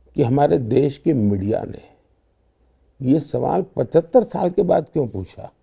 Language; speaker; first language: Hindi; non-native, local second language; Gujarati